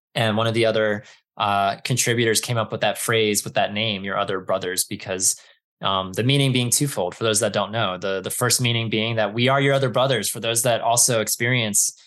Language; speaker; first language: English; native; English